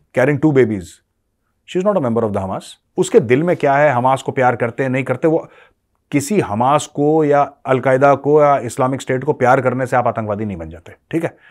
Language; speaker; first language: Hindi; native; Hindi